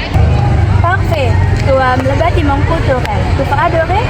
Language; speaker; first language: French; non-native, learner; Indonesian